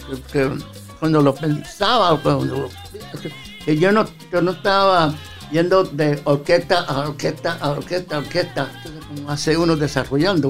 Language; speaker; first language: Spanish; early bilingual, heritage; Spanish